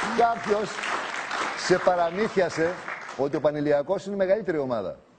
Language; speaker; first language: Greek; native; Greek